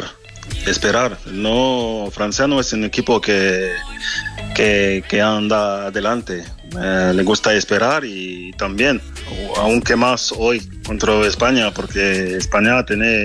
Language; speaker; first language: Spanish; non-native, fluent; French